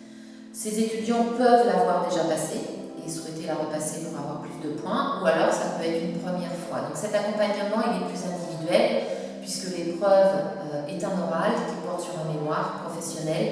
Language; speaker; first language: French; native; French